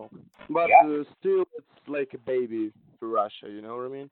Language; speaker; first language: English; non-native, learner; Russian